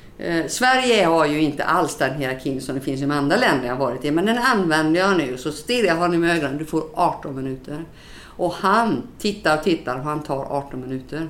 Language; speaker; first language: Swedish; native; Swedish